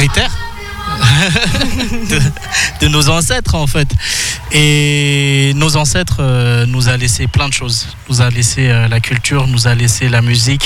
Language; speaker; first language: French; non-native, local second language; Malagasy